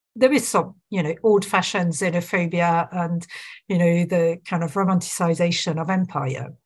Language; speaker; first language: English; non-native, fluent; French